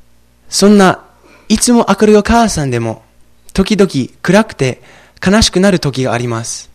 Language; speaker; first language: Japanese; non-native, fluent; English